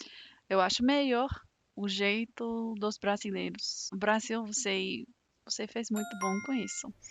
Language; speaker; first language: Portuguese; non-native, fluent; English